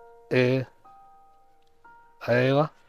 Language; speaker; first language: Arabic; non-native, learner; Hindi